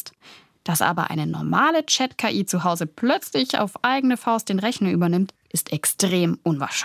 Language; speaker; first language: German; native; German